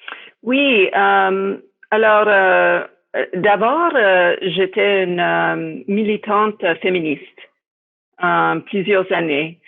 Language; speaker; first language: French; non-native, fluent; English